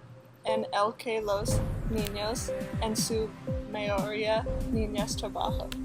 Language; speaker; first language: Spanish; non-native, learner; English